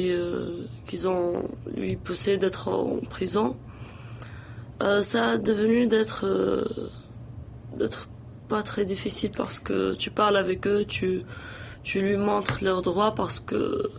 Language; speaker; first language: French; non-native, local second language; Arabic